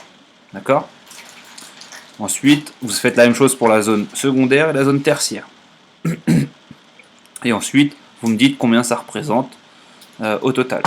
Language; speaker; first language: French; native; French